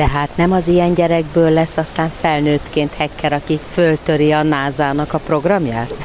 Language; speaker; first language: Hungarian; native; Hungarian